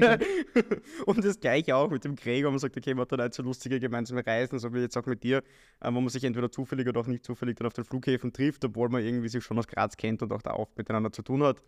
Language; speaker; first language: German; native; German